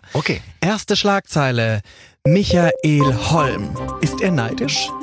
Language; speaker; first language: German; native; German